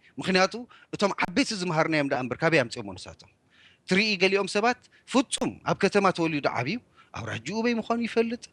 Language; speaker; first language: Tigrinya; native; Tigrinya